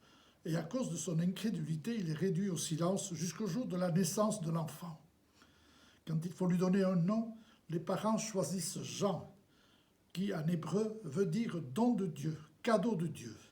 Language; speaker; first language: French; native; French